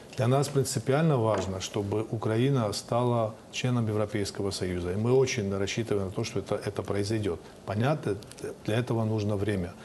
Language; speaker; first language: Russian; non-native, local second language; Georgian